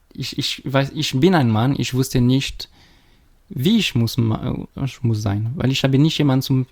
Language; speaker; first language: German; non-native, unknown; French